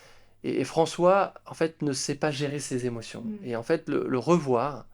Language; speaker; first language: French; native; French